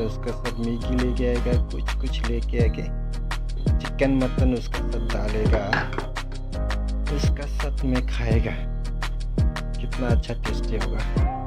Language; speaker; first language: Hindi; non-native, local second language; Bodo